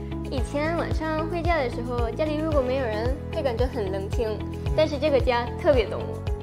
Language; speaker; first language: Chinese; non-native, fluent; Spanish